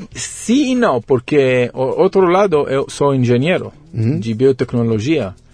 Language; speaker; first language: Portuguese; non-native, learner; Hebrew